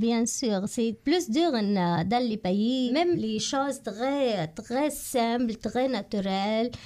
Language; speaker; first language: French; non-native, learner; Arabic